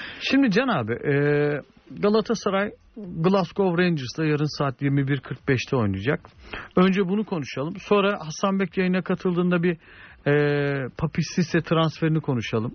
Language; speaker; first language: Turkish; native; Turkish